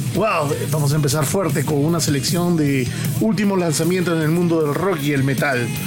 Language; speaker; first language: Spanish; native; Spanish